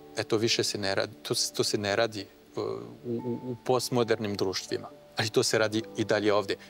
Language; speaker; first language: Croatian; non-native, fluent; French